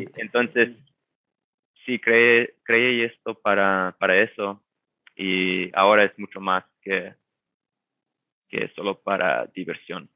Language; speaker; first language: Spanish; non-native, fluent; English